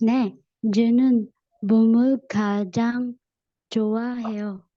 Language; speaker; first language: Korean; non-native, learner; Filipino